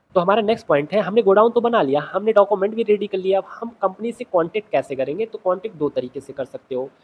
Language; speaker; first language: Hindi; native; Hindi